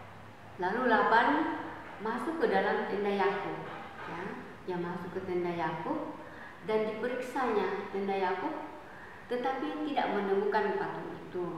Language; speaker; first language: Indonesian; native; Indonesian